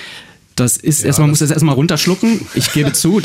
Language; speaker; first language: German; native; German